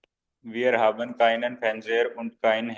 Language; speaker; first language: German; non-native, learner; Hindi